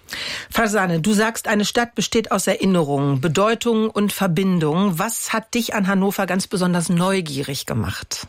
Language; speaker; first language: German; native; German